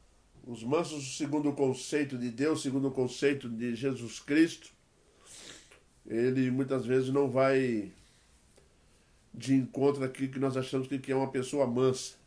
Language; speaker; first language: Portuguese; native; Portuguese